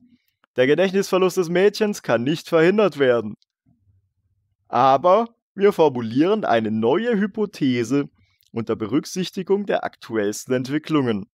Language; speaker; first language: German; native; German